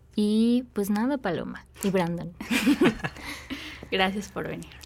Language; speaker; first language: Spanish; native; Spanish